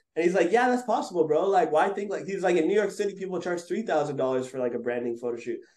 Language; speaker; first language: English; native; English